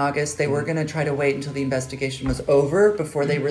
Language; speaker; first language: English; native; English